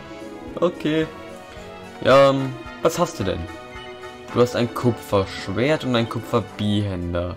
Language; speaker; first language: German; native; German